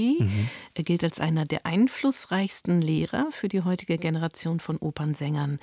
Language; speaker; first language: German; native; German